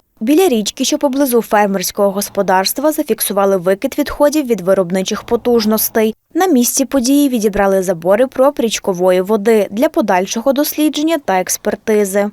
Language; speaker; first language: Ukrainian; native; Ukrainian